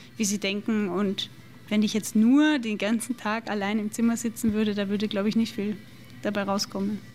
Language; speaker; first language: German; native; German